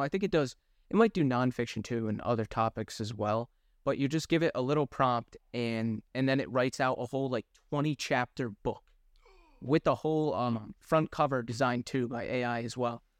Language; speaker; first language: English; native; English